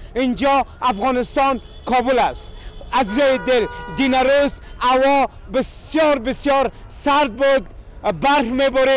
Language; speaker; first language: Persian; native; Persian